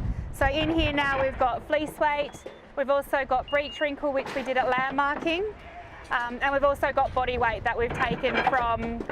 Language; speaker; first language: English; native; English